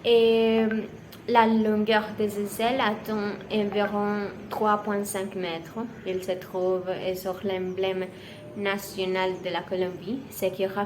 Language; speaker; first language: French; non-native, learner; Spanish